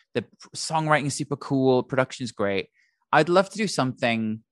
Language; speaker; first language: English; native; English